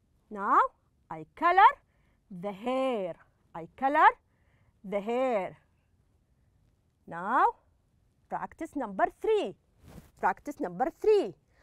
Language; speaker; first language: English; non-native, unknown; Arabic